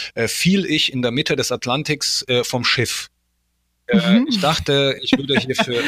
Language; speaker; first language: German; early bilingual, other home language; Polish